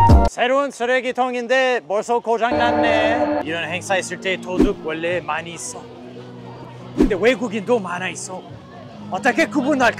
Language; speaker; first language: Korean; non-native, fluent; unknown